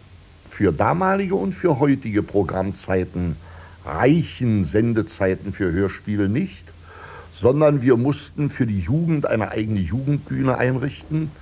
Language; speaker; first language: German; native; German